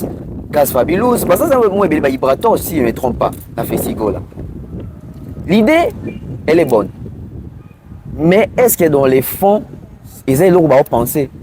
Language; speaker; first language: French; non-native, local second language; Lingala